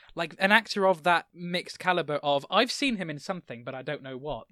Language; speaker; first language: English; native; English